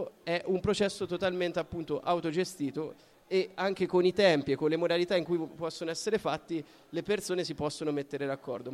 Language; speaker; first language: Italian; native; Italian